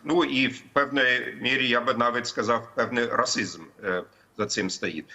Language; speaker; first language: Ukrainian; non-native, fluent; German